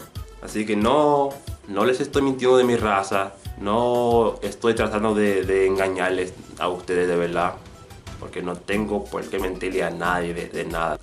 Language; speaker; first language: Spanish; non-native, fluent; English